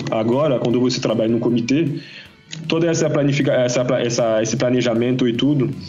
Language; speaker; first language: Portuguese; non-native, fluent; French